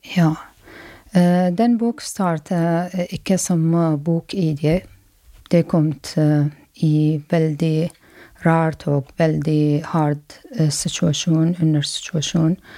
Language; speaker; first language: Norwegian; non-native, learner; Arabic